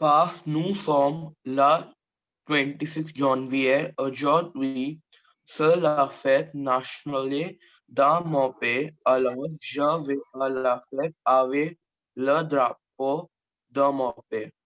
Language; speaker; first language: French; non-native, learner; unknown